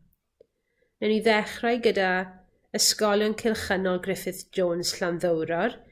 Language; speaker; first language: Welsh; native; Welsh